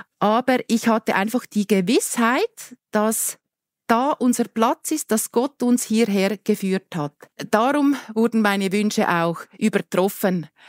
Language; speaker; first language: German; native; German